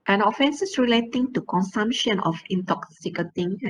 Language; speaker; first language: English; non-native, local second language; Malay